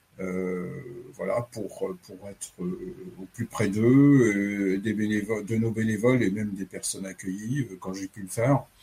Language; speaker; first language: French; native; French